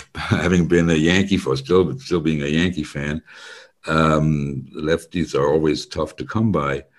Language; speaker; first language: English; non-native, fluent; German